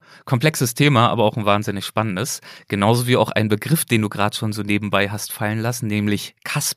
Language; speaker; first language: German; native; German